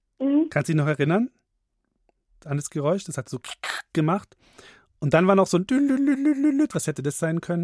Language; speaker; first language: German; native; German